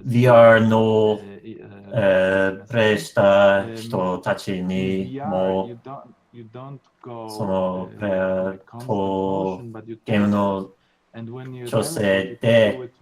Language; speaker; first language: Japanese; non-native, learner; English